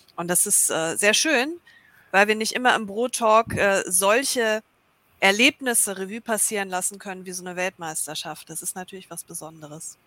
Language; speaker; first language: German; native; German